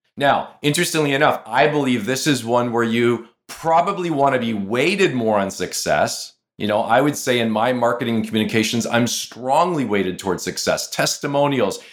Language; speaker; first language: English; native; English